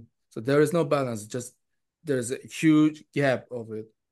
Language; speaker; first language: English; non-native, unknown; Korean